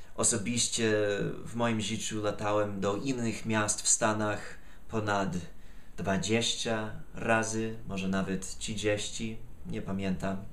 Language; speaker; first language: Polish; non-native, fluent; English